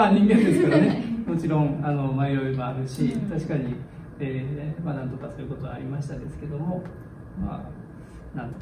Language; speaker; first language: Japanese; native; Japanese